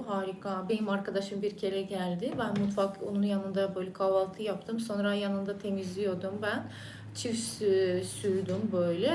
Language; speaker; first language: Turkish; non-native, fluent; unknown